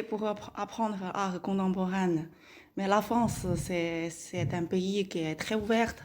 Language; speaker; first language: French; non-native, learner; Chinese